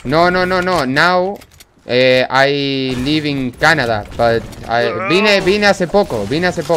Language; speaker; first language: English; non-native, learner; Spanish